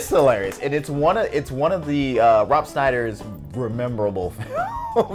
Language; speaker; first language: English; native; English